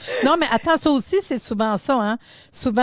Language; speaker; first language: French; native; French